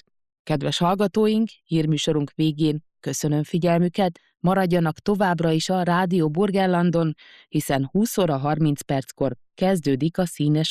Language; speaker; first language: Hungarian; native; Hungarian